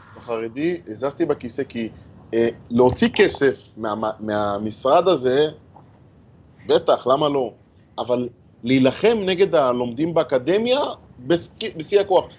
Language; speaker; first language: Hebrew; native; Hebrew